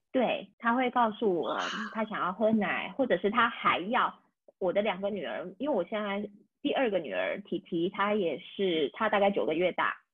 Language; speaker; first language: Chinese; native; Chinese